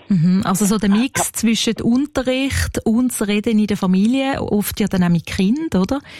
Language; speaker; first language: German; native; German